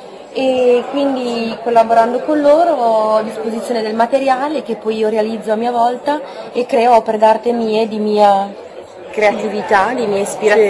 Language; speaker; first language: Italian; native; Italian